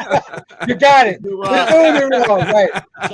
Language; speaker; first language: English; native; English